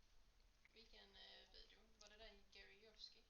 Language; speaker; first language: Swedish; native; Swedish